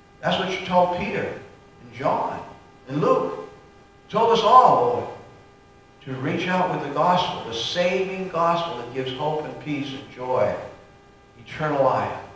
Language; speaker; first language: English; native; English